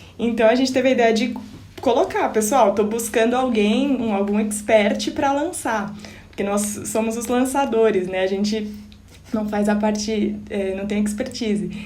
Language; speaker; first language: Portuguese; native; Portuguese